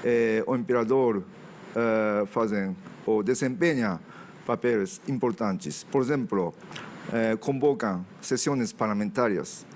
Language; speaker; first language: Portuguese; non-native, fluent; Japanese